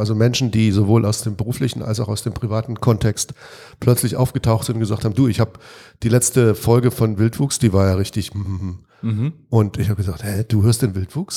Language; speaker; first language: German; native; German